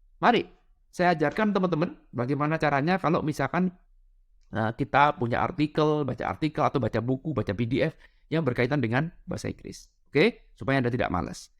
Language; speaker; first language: Indonesian; non-native, local second language; Madurese